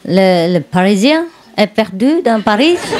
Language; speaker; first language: French; non-native, learner; Vietnamese